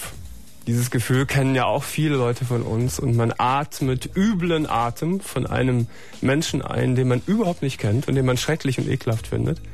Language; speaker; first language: German; native; German